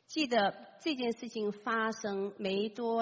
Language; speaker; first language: Chinese; native; Chinese